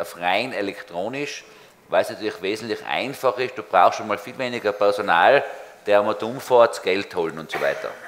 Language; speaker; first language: German; native; German